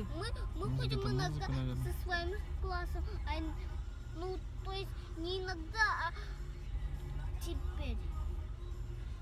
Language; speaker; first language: Russian; early bilingual, heritage; Russian